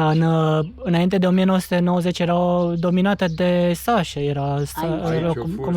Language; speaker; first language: Romanian; native; Romanian